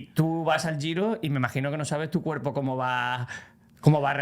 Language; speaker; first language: Spanish; native; Spanish